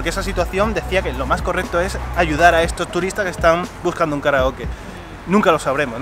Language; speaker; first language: Spanish; native; Spanish